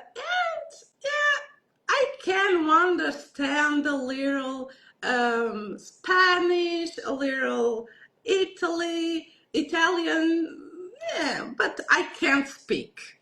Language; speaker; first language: English; non-native, learner; Portuguese